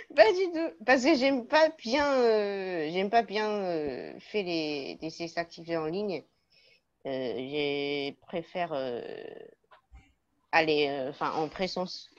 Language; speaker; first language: French; non-native, learner; Chinese